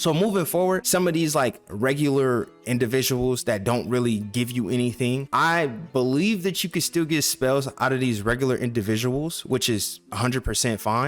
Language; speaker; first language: English; native; English